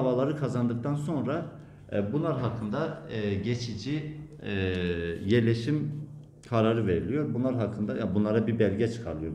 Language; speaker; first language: Turkish; native; Turkish